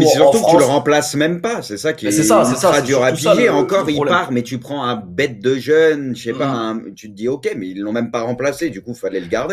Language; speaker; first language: French; native; French